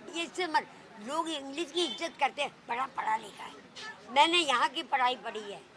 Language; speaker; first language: Hindi; native; Hindi